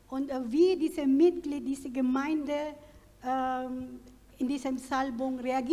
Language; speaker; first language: German; non-native, fluent; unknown